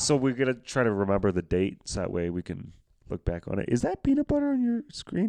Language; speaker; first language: English; early bilingual, other home language; Spanish